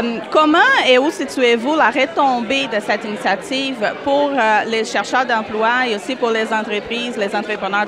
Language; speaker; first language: French; native; French